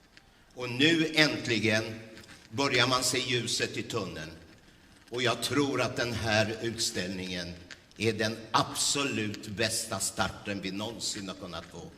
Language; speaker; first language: Swedish; early bilingual, other home language; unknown